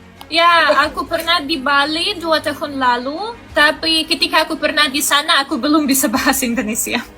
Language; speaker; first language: Indonesian; non-native, fluent; Russian